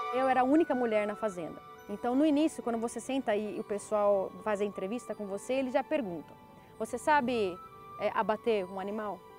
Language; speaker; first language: Portuguese; native; Portuguese